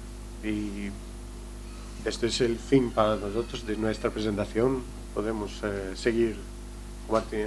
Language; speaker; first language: Spanish; non-native, learner; Greek